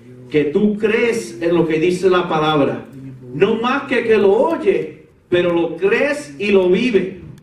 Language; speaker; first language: Spanish; early bilingual, heritage; Spanish